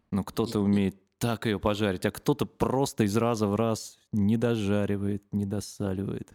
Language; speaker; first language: Russian; native; Russian